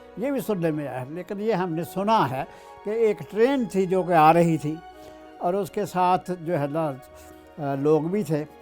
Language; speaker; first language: Urdu; non-native, local second language; Punjabi